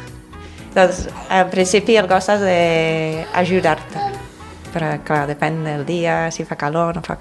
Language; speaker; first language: Catalan; non-native, fluent; English